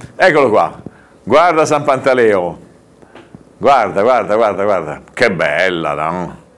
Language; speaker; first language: Italian; native; Italian